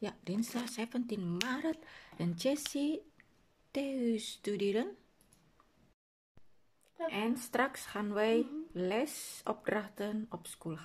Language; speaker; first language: Dutch; non-native, learner; Indonesian